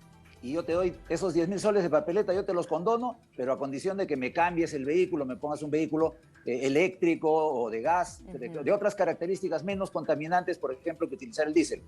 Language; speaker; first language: Spanish; native; Spanish